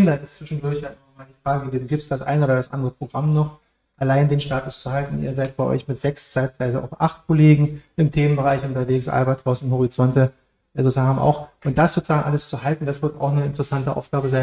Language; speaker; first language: German; native; German